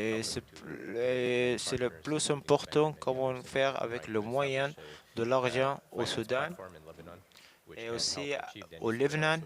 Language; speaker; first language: French; non-native, learner; Arabic